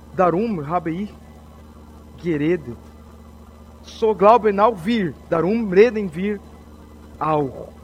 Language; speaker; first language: German; non-native, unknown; Portuguese